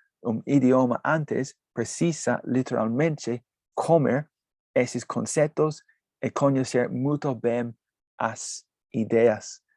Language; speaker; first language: Portuguese; non-native, learner; English